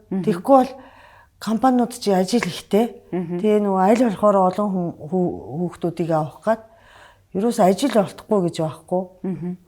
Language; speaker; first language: Mongolian; non-native, fluent; Japanese